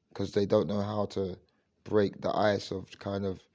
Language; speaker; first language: English; native; English